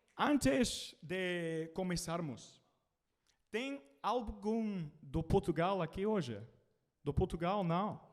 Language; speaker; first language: Portuguese; non-native, learner; English